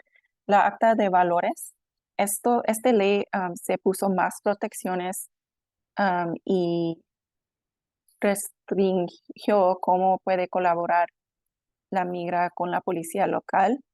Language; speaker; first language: Spanish; non-native, fluent; English